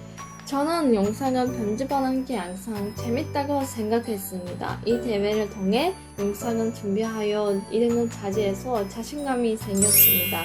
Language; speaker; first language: Korean; non-native, fluent; Turkish